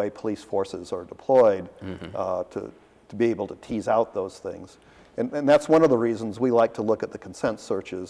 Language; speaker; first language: English; native; English